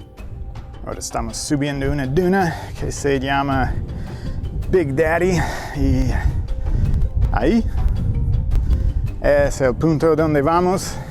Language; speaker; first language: Spanish; non-native, fluent; English